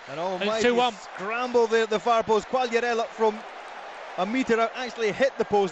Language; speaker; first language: English; native; English